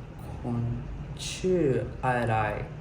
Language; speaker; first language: Thai; non-native, learner; English